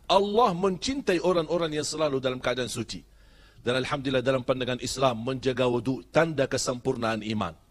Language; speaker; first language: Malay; non-native, fluent; Arabic